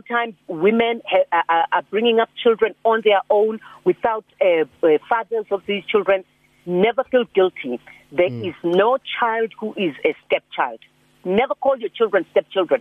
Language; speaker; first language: English; non-native, local second language; Zulu